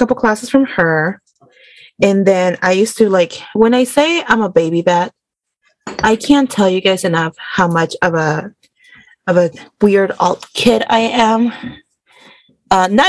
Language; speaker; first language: English; early bilingual, other home language; Spanish